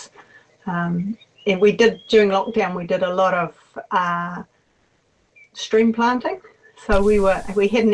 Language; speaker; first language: English; native; English